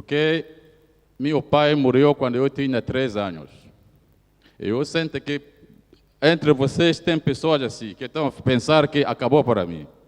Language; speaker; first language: Portuguese; non-native, fluent; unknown